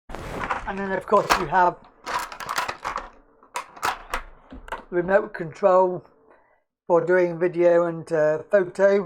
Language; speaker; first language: English; native; English